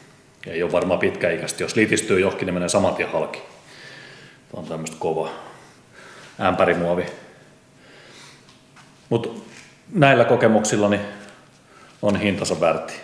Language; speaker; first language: Finnish; native; Finnish